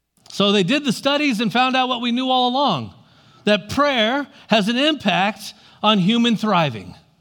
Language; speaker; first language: English; native; English